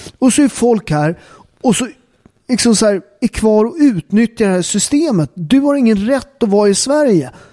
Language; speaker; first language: Swedish; native; Swedish